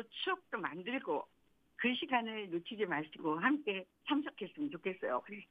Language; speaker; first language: Korean; native; Korean